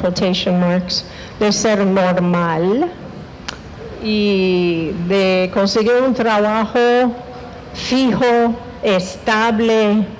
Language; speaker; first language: Spanish; non-native, fluent; English